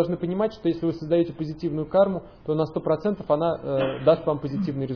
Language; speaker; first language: Russian; native; Russian